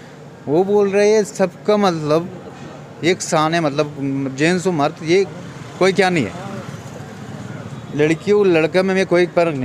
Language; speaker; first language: Hindi; non-native, learner; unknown